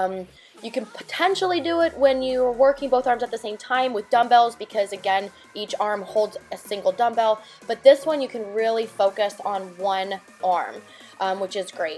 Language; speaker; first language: English; native; English